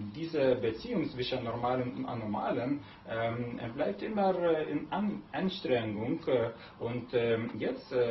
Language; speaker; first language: German; non-native, learner; Lithuanian